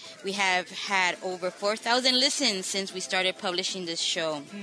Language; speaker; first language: English; non-native, local second language; Spanish